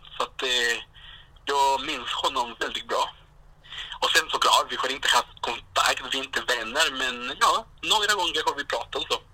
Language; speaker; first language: Swedish; non-native, fluent; Spanish